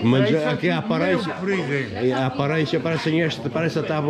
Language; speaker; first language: Portuguese; native; Portuguese